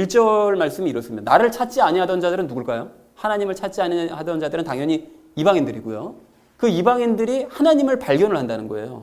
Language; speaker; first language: Korean; native; Korean